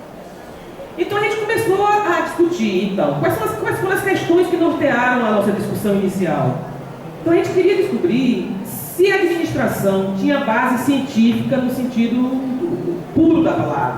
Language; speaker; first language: Portuguese; native; Portuguese